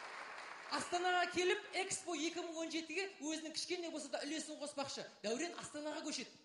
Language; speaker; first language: Kazakh; native; Kazakh